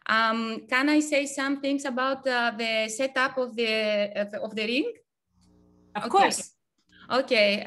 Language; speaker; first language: English; non-native, fluent; Ukrainian